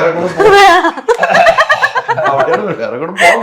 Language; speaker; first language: Malayalam; native; Malayalam